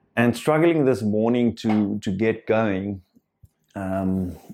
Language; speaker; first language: English; non-native, local second language; Afrikaans